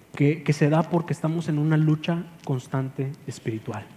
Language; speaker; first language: Spanish; native; Spanish